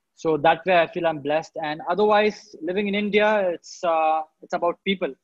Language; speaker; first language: English; non-native, local second language; Hindi